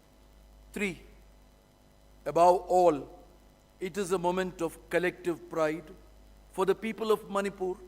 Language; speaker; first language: English; non-native, local second language; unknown